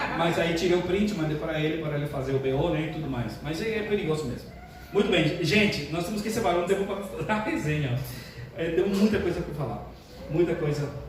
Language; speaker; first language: Portuguese; non-native, fluent; Spanish